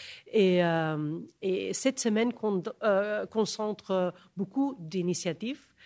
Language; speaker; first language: French; non-native, fluent; Catalan